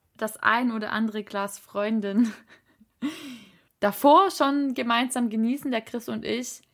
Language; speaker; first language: German; native; German